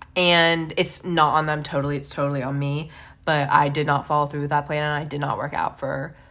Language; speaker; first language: English; native; English